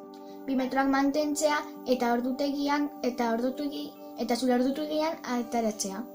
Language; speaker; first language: Basque; non-native, local second language; Spanish